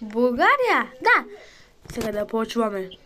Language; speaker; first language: Bulgarian; early bilingual, heritage; Bulgarian